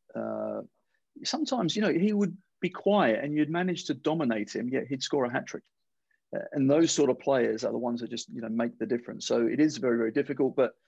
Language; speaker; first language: English; native; English